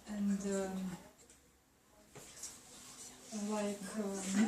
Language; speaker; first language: English; non-native, learner; Russian